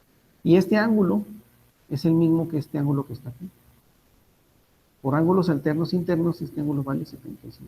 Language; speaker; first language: Spanish; native; Spanish